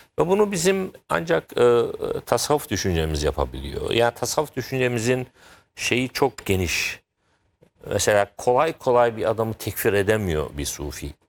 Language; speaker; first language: Turkish; native; Turkish